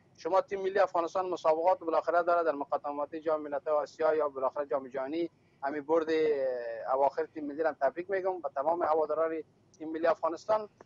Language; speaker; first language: Persian; native; Persian